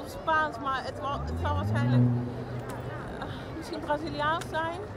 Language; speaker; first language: Dutch; non-native, learner; Spanish